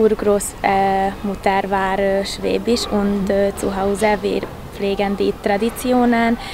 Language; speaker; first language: German; non-native, learner; Hungarian